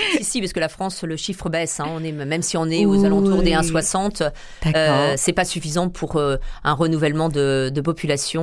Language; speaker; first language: French; native; French